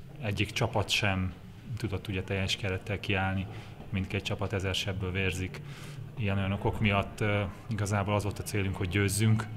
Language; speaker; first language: Hungarian; native; Hungarian